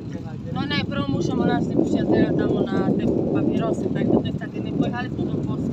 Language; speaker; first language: Polish; non-native, learner; Croatian